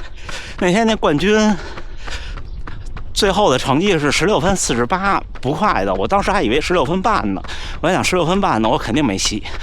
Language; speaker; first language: Chinese; native; Chinese